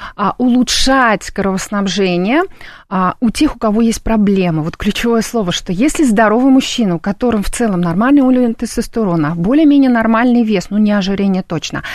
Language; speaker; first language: Russian; native; Russian